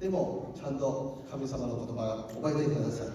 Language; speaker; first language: Japanese; non-native, learner; Cantonese